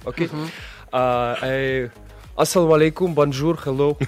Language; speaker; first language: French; non-native, learner; Russian